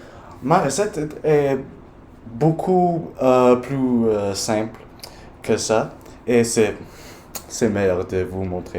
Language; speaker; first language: French; non-native, learner; English